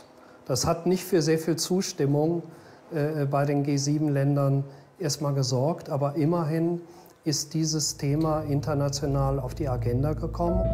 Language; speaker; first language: German; native; German